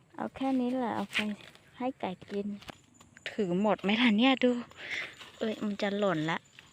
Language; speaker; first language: Thai; non-native, local second language; Hmong